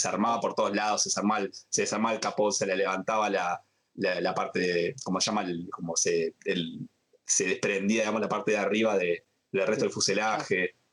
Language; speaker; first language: Spanish; native; Spanish